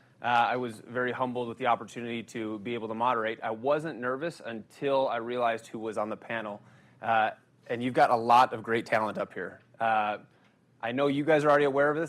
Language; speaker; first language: English; native; English